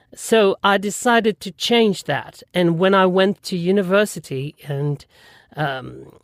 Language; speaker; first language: English; non-native, fluent; French